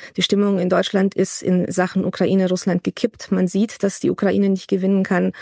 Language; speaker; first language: German; early bilingual, other home language; Romanian